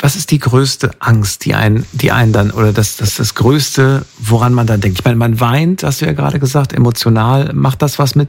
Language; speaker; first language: German; native; German